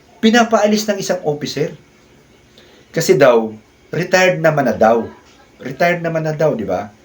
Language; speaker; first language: Filipino; non-native, local second language; Cebuano